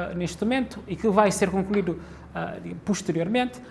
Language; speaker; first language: Portuguese; non-native, local second language; Kabuverdianu